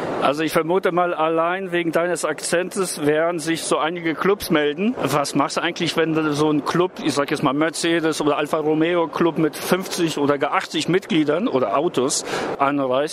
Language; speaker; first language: German; native; German